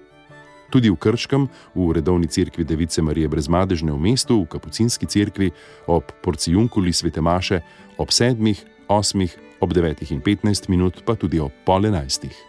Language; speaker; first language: Slovenian; native; Slovenian